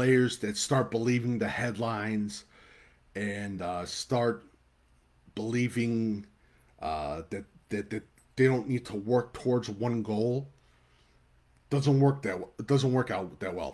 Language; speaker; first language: English; native; English